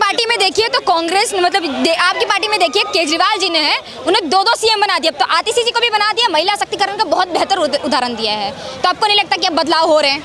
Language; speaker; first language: Hindi; native; Hindi